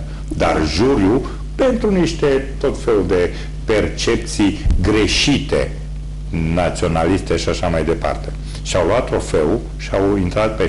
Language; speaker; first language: Romanian; native; Romanian